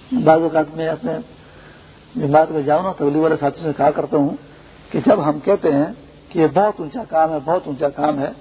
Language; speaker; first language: Urdu; non-native, local second language; Pashto